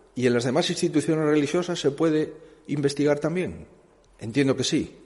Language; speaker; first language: Spanish; non-native, local second language; Galician